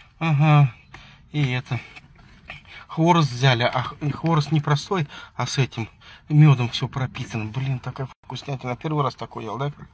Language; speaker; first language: Russian; native; Russian